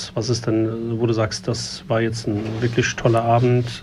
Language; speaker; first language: German; native; German